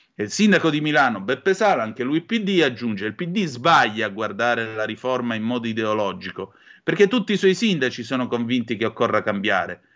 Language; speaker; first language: Italian; native; Italian